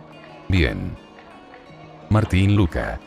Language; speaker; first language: Spanish; native; Spanish